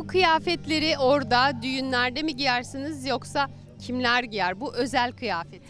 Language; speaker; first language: Turkish; native; Turkish